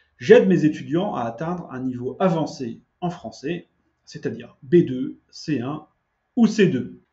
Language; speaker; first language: French; native; French